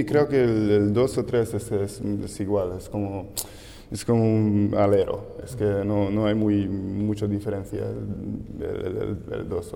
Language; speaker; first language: Spanish; non-native, learner; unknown